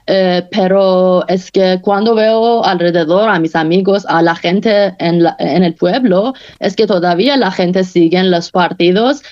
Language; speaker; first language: Spanish; non-native, fluent; Persian